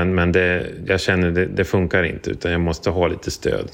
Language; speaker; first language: Swedish; native; Swedish